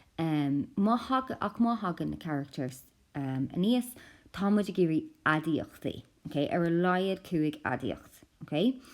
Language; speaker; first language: Irish; non-native, local second language; English